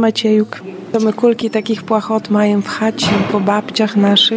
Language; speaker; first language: Polish; non-native, local second language; Ukrainian